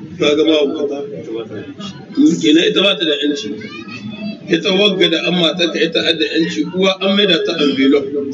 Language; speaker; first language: Hausa; native; Hausa